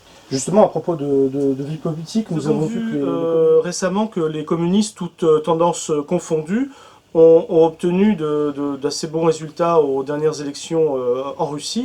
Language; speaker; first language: French; native; French